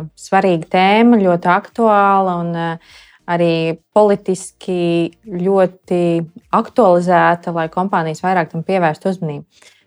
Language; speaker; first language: Latvian; native; Latvian